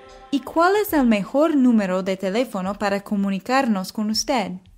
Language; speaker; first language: Spanish; non-native, fluent; English